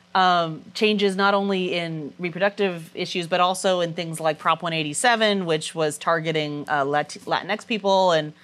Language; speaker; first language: English; native; English